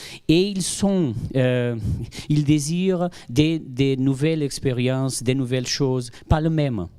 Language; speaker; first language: French; non-native, fluent; Portuguese